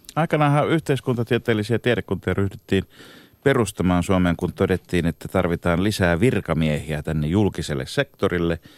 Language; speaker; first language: Finnish; native; Finnish